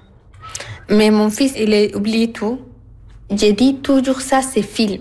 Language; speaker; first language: French; non-native, learner; Arabic